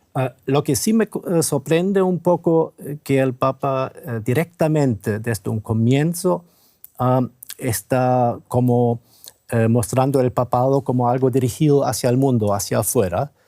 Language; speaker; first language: Spanish; non-native, fluent; German